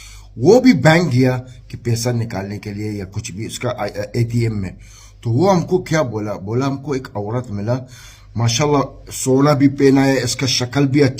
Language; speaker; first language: Hindi; non-native, fluent; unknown